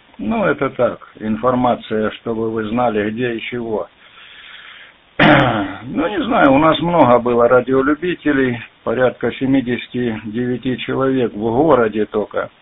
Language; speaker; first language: Russian; native; Russian